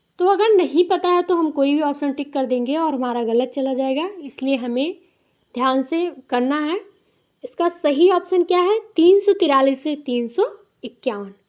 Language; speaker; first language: Hindi; native; Hindi